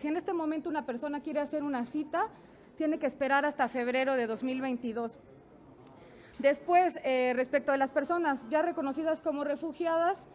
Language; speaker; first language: Spanish; native; Spanish